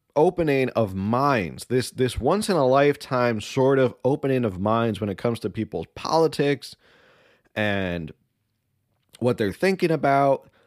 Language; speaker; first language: English; early bilingual, other home language; Spanish